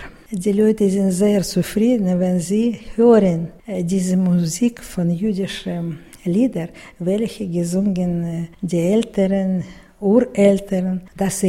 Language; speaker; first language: German; non-native, learner; Russian